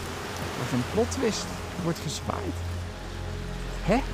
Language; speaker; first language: Dutch; native; Dutch